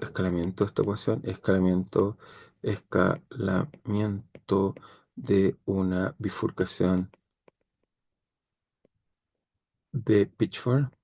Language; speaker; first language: Spanish; native; Spanish